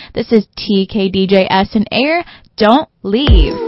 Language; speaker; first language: English; early bilingual, other home language; Chinese